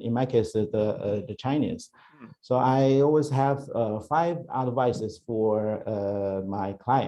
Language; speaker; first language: English; non-native, learner; Chinese